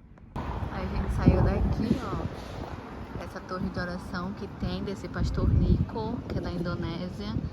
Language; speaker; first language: Portuguese; native; Portuguese